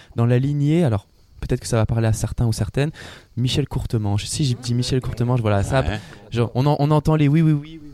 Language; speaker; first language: French; native; French